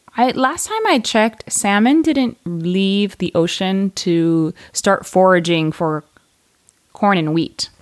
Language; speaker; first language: English; native; English